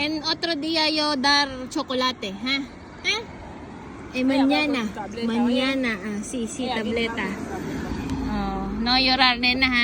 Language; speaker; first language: Spanish; non-native, learner; Filipino